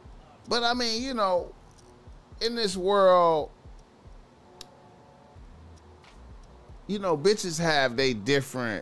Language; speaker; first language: English; native; English